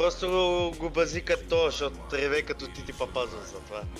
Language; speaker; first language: Bulgarian; native; Bulgarian